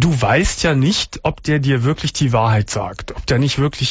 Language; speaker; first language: German; native; German